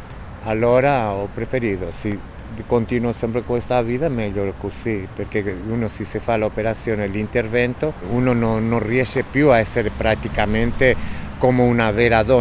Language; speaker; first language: Italian; non-native, fluent; Spanish